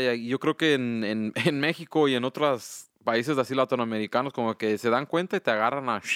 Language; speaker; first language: Spanish; early bilingual, heritage; Spanish